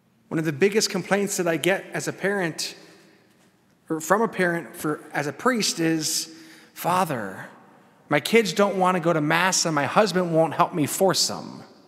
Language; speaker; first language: English; native; English